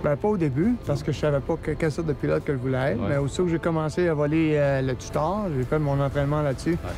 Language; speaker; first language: French; native; French